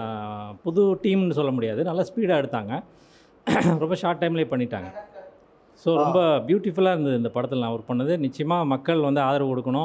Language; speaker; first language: Tamil; native; Tamil